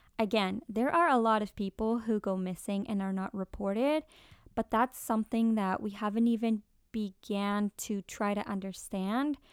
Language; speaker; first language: English; early bilingual, other home language; Spanish